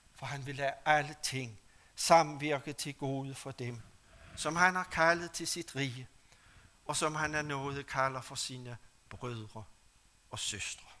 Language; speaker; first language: Danish; native; Danish